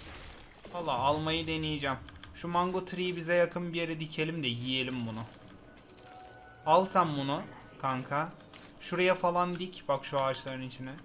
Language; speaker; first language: Turkish; native; Turkish